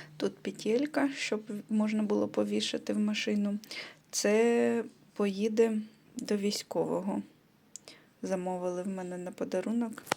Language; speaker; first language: Ukrainian; non-native, local second language; Russian